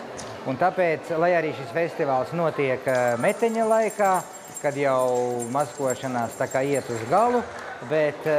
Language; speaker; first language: Latvian; native; Latvian